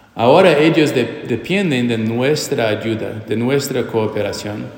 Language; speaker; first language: Spanish; non-native, fluent; Portuguese